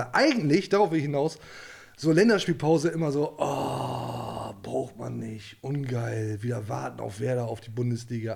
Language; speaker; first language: German; native; German